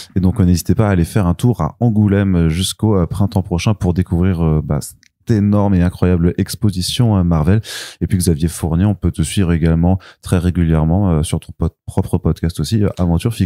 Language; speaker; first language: French; native; French